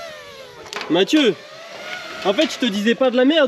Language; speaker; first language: French; native; French